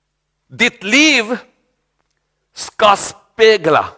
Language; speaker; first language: Swedish; non-native, learner; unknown